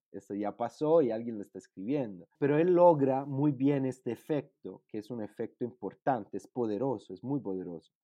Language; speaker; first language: Spanish; non-native, fluent; Italian